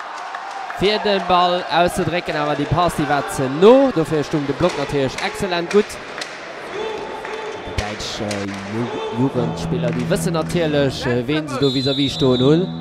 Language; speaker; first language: German; non-native, local second language; Luxembourgish